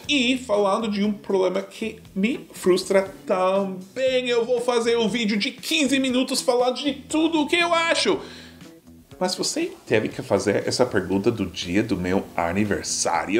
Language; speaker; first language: Portuguese; non-native, fluent; English